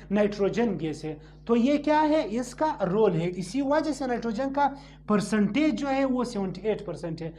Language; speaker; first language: Urdu; non-native, local second language; Pashto